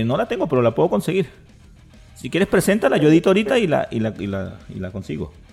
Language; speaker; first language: Spanish; native; Spanish